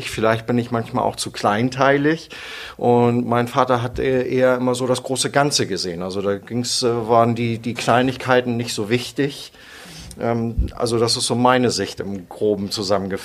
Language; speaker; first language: German; native; German